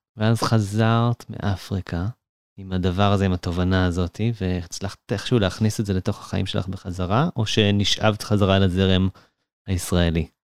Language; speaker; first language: Hebrew; native; Hebrew